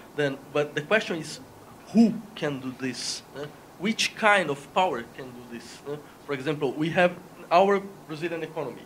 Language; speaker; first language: English; non-native, fluent; Spanish